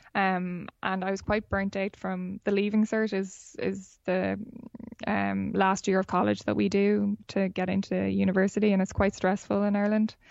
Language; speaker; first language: English; native; English